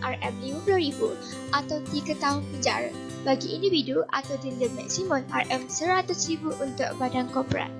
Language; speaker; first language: Malay; native; Malay